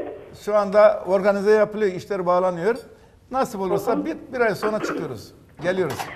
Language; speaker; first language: Turkish; native; Turkish